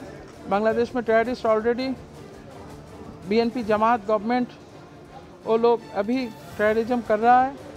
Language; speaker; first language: Hindi; non-native, fluent; Bangla